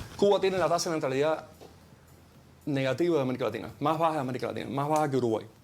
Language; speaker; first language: Spanish; early bilingual, heritage; Spanish